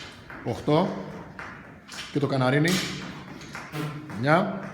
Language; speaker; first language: Greek; native; Greek